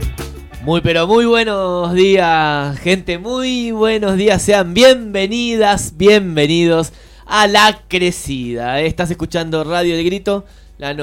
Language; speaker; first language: Spanish; native; Spanish